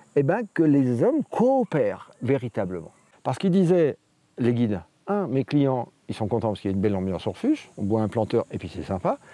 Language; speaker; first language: French; native; French